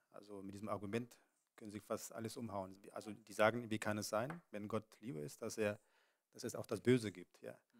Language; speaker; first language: German; native; German